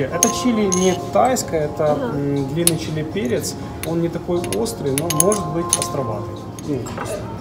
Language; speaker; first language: Russian; native; Russian